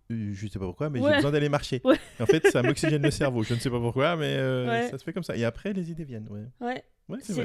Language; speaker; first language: French; native; French